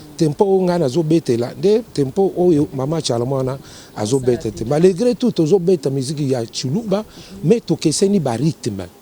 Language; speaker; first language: Lingala; non-native, local second language; Luba-Lulua